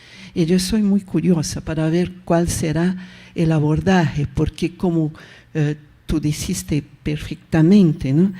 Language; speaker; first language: Spanish; non-native, fluent; Portuguese